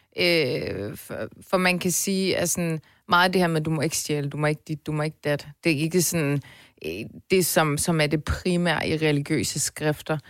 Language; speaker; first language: Danish; early bilingual, other home language; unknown